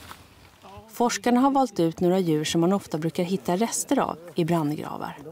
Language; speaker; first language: Swedish; native; Swedish